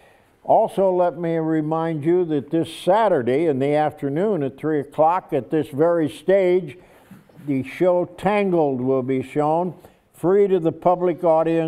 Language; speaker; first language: English; native; English